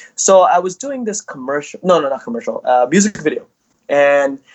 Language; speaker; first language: English; early bilingual, other home language; Indonesian